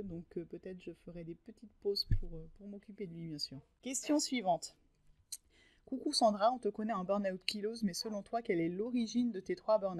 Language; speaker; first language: French; native; French